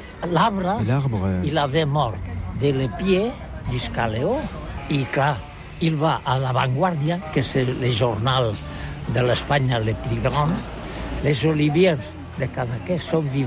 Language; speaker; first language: French; non-native, learner; Catalan